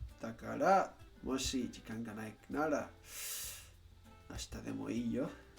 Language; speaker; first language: Japanese; non-native, learner; Spanish